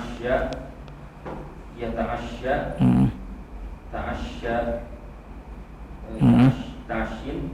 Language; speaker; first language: Arabic; non-native, learner; Indonesian